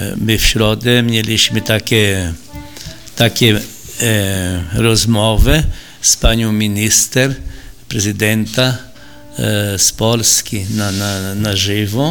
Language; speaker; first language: Polish; early bilingual, heritage; Polish